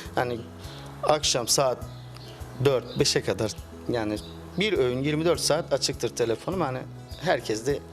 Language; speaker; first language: Turkish; native; Turkish